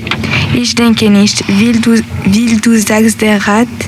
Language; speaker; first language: German; non-native, learner; French